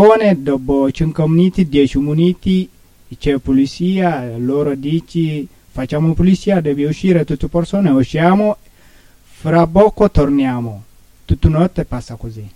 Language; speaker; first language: Italian; non-native, learner; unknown